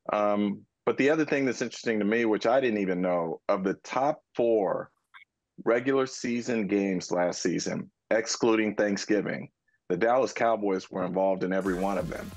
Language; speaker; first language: English; native; English